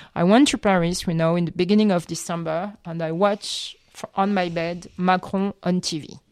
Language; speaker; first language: English; non-native, fluent; French